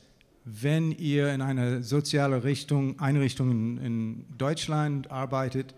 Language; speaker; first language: German; non-native, fluent; English